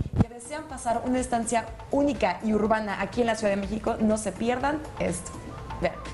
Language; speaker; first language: Spanish; native; Spanish